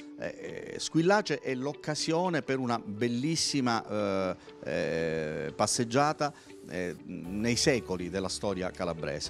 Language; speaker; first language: Italian; native; Italian